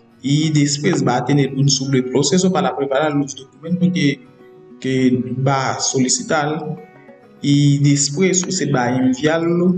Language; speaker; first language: Spanish; non-native, learner; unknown